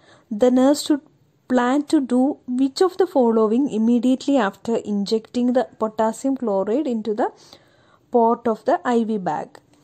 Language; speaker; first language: English; non-native, local second language; Malayalam